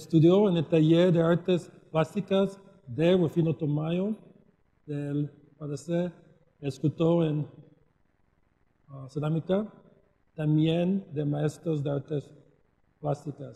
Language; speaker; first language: Spanish; early bilingual, heritage; Spanish